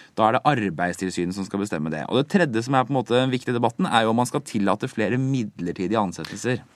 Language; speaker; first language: Norwegian; native; Norwegian